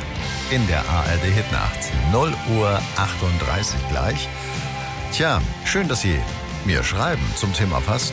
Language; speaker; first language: German; native; German